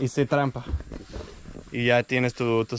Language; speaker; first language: Spanish; non-native, learner; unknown